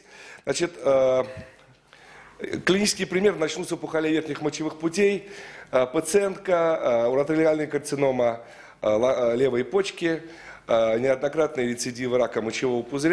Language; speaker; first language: Russian; native; Russian